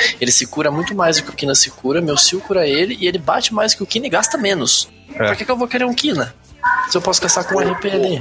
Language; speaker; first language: Portuguese; native; Portuguese